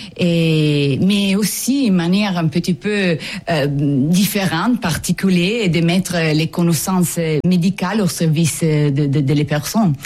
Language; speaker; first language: French; non-native, fluent; Italian